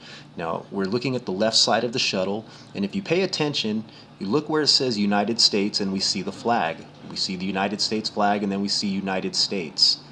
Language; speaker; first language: English; native; English